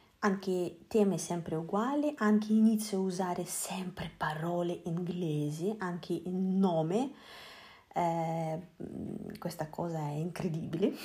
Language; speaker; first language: Italian; non-native, learner; Russian